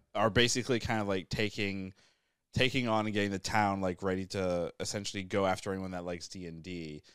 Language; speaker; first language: English; native; English